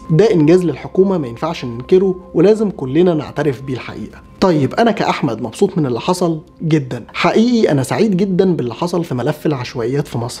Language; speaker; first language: Arabic; native; Arabic